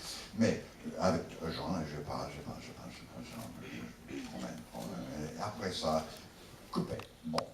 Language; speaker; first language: French; non-native, learner; English